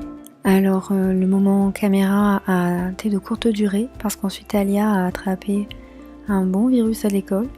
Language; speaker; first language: French; native; French